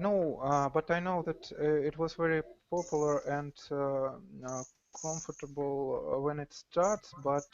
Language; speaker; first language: English; non-native, learner; Russian